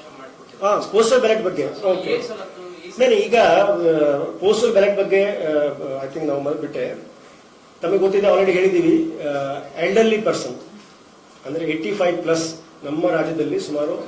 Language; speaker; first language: Kannada; non-native, fluent; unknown